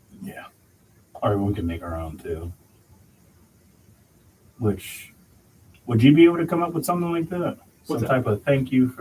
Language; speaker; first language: English; native; English